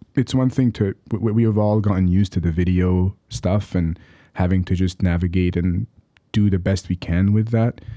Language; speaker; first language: English; early bilingual, other home language; Arabic